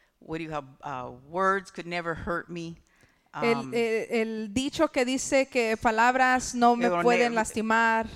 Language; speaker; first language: Spanish; early bilingual, heritage; English